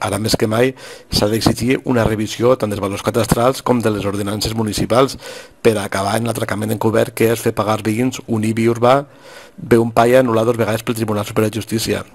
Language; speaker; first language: Catalan; native; Catalan